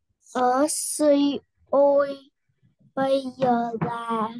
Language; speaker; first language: Vietnamese; early bilingual, heritage; Vietnamese